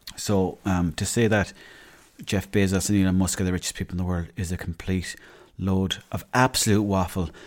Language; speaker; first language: English; native; English